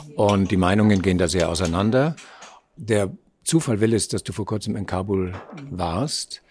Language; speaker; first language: German; native; German